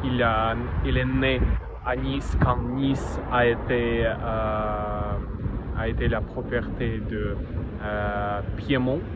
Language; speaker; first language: French; non-native, learner; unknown